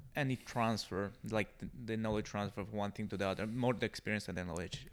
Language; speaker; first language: English; non-native, fluent; Italian